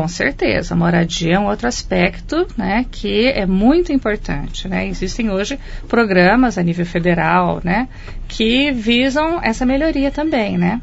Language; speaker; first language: Portuguese; native; Portuguese